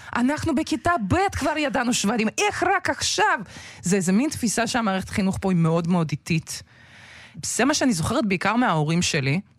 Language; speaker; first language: Hebrew; early bilingual, other home language; Russian